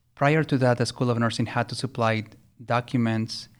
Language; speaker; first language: English; early bilingual, other home language; Spanish